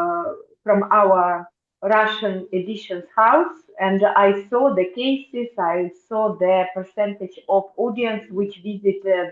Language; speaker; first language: English; non-native, fluent; Russian